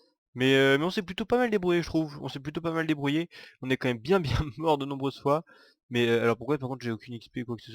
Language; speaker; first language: French; native; French